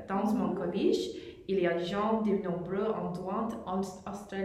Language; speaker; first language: French; non-native, learner; English